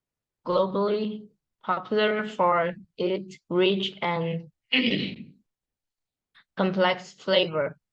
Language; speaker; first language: English; non-native, learner; Vietnamese